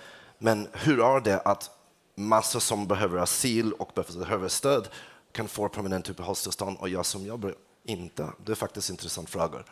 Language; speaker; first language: Swedish; non-native, fluent; English